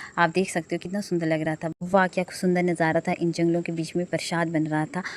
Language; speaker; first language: Hindi; non-native, local second language; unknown